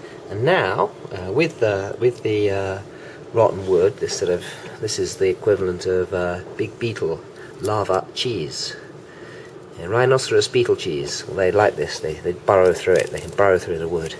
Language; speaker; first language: English; native; English